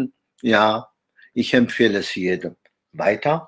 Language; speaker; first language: German; non-native, fluent; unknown